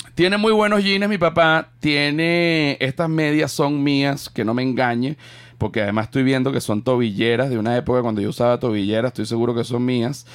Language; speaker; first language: Spanish; native; Spanish